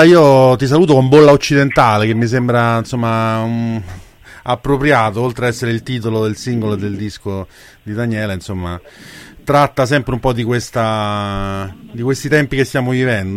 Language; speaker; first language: Italian; native; Italian